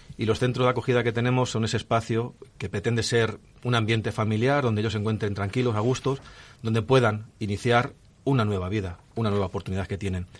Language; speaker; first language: Spanish; native; Spanish